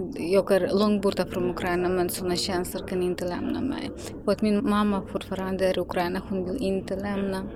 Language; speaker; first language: Swedish; non-native, learner; Ukrainian